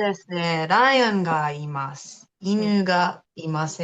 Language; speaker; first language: Japanese; non-native, fluent; English